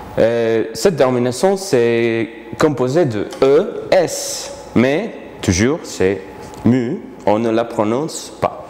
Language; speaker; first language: French; non-native, fluent; Spanish